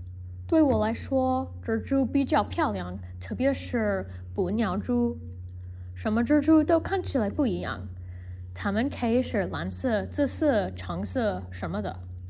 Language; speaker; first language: Chinese; non-native, learner; English